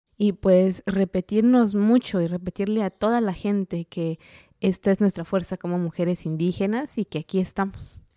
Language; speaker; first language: Spanish; non-native, local second language; Kaqchikel